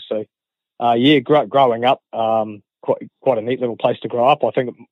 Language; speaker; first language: English; native; English